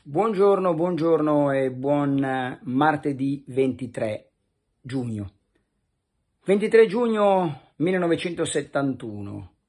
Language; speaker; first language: Italian; native; Italian